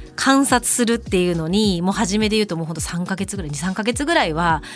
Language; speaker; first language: Japanese; native; Japanese